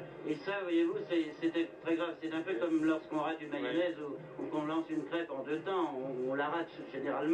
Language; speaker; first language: French; native; French